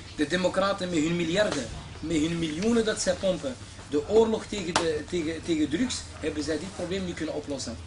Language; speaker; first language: Dutch; early bilingual, other home language; Arabic